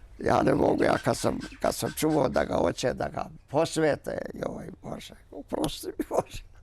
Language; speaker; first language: Bosnian; native; Bosnian